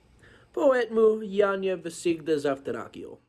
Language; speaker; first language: Russian; non-native, learner; English